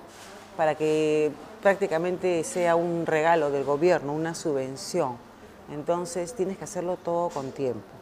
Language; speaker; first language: Spanish; native; Spanish